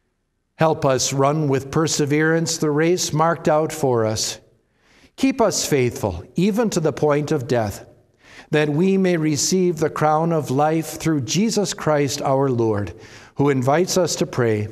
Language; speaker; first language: English; native; English